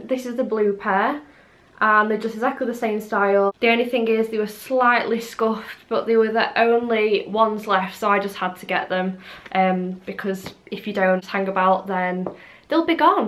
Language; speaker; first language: English; native; English